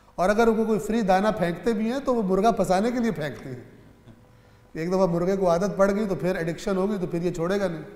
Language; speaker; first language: Urdu; non-native, local second language; Punjabi